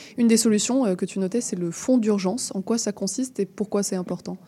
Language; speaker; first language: French; native; French